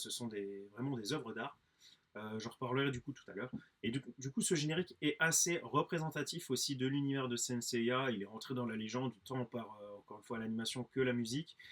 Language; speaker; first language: French; native; French